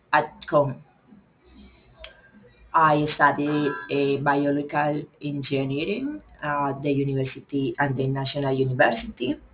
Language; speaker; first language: English; non-native, learner; Spanish